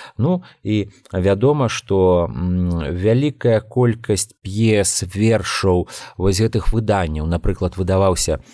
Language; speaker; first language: Belarusian; non-native, local second language; Russian